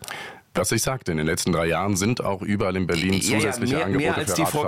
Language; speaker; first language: German; native; German